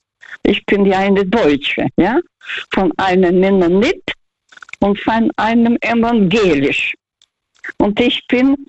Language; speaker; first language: German; non-native, learner; Russian